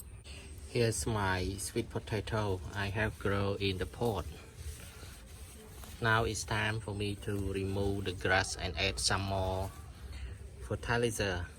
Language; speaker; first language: English; non-native, learner; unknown